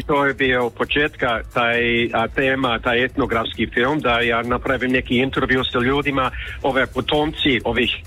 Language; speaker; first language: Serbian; early bilingual, heritage; Croatian